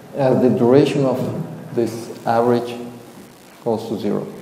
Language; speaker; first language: English; non-native, fluent; Turkish